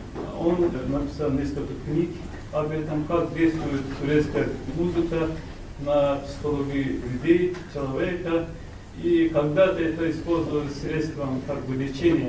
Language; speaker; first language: Russian; non-native, fluent; Turkish